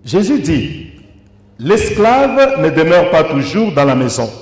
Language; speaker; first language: French; non-native, local second language; Swahili